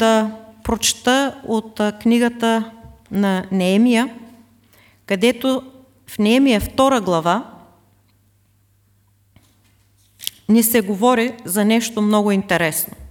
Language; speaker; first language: Bulgarian; native; Bulgarian